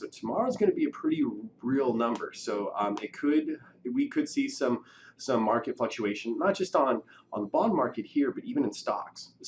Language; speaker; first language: English; native; English